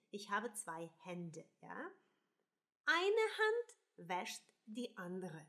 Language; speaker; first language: German; non-native, fluent; Russian